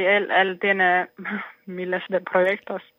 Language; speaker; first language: Spanish; non-native, learner; Finnish